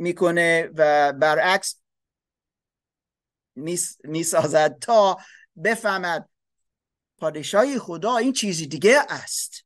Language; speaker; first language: Persian; non-native, learner; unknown